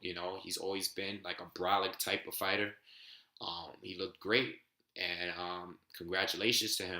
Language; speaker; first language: English; native; English